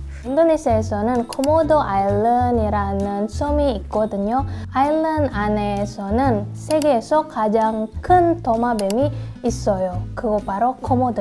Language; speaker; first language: Korean; non-native, learner; Indonesian